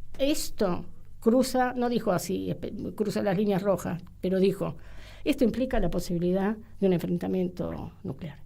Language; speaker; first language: Spanish; native; Spanish